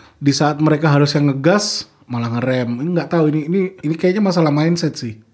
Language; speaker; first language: Indonesian; native; Indonesian